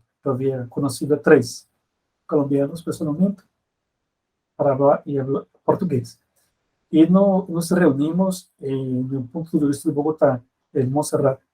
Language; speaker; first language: Spanish; non-native, fluent; Portuguese